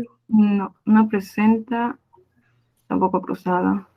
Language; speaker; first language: Spanish; native; Spanish